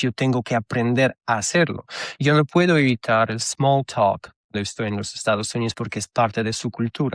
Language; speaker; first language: Spanish; non-native, fluent; Russian